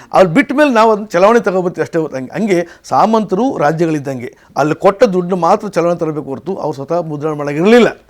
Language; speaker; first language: Kannada; native; Kannada